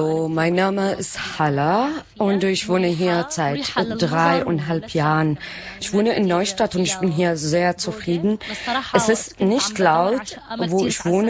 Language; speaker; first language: German; non-native, learner; Arabic